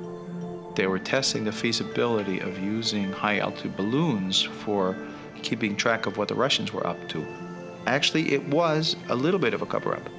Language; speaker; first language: English; native; English